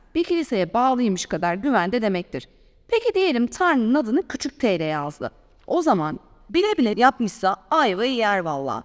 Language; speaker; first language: Turkish; native; Turkish